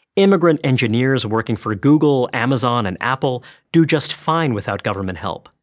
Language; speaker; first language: English; early bilingual, other home language; Bangla